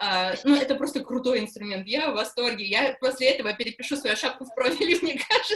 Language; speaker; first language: Russian; native; Russian